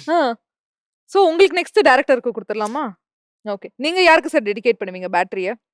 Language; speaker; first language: Tamil; native; Tamil